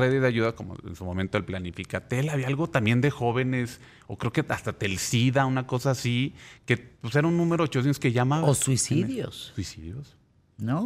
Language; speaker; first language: Spanish; native; Spanish